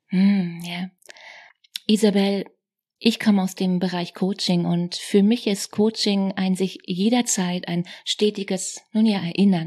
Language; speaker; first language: German; native; German